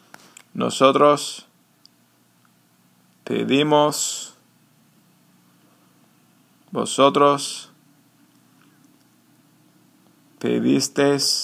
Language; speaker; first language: Spanish; non-native, fluent; English